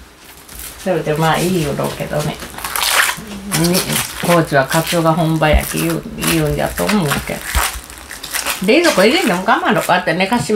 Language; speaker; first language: Japanese; native; Japanese